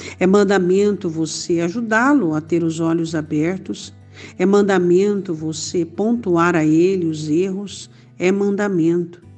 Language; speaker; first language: Portuguese; native; Portuguese